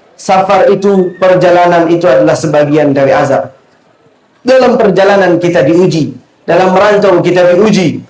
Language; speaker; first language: Malay; non-native, local second language; Achinese